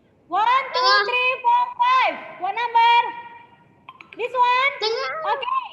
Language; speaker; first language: English; non-native, learner; Indonesian